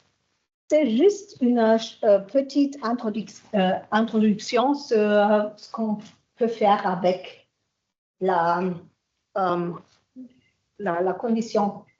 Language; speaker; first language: French; non-native, fluent; German